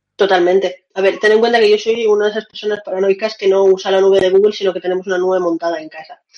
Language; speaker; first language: Spanish; early bilingual, other home language; Russian